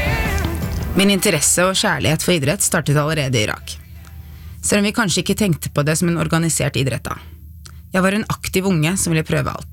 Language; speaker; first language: Norwegian; early bilingual, other home language; Arabic